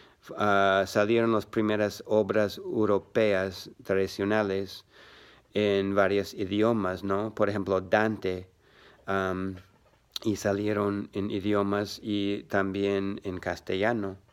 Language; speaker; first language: Spanish; non-native, learner; English